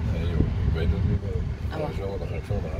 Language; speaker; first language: Dutch; native; Dutch